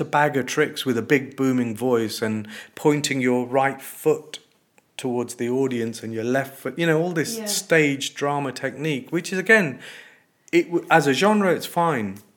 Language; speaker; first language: English; native; English